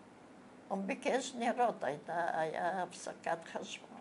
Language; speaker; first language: Hebrew; non-native, fluent; Bulgarian